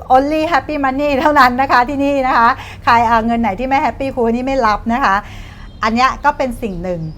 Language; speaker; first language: Thai; native; Thai